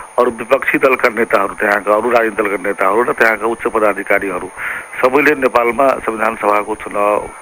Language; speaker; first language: Nepali; non-native, local second language; Maithili